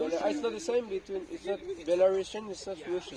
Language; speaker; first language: English; non-native, fluent; French